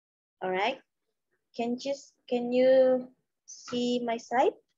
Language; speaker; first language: English; non-native, learner; Indonesian